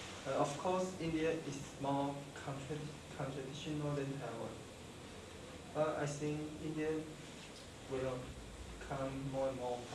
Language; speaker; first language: English; non-native, learner; Chinese